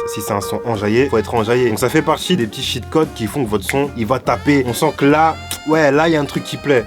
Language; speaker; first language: French; native; French